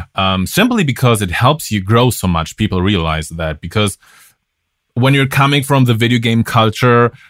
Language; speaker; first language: English; non-native, fluent; German